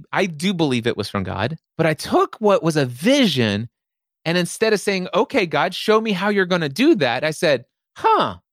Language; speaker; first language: English; native; English